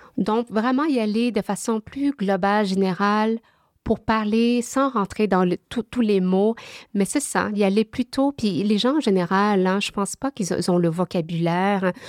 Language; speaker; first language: French; early bilingual, other home language; Vietnamese